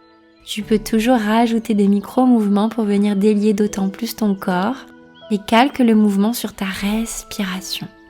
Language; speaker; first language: French; native; French